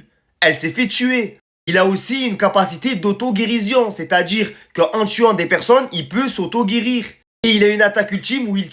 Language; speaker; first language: French; native; French